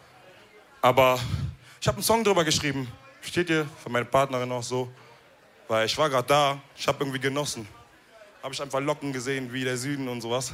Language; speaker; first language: German; early bilingual, other home language; Wolof